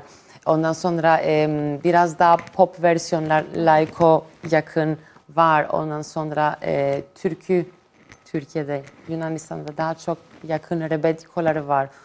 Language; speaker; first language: Turkish; non-native, fluent; Greek